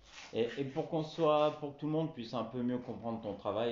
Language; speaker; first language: French; native; French